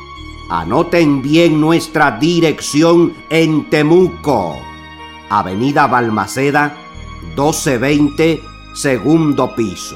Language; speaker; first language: Spanish; native; Spanish